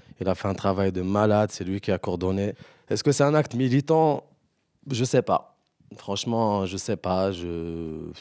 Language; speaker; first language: French; non-native, local second language; Arabic